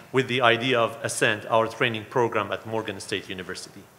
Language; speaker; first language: English; non-native, fluent; Persian